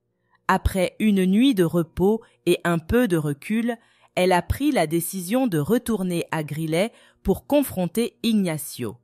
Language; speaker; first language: French; native; French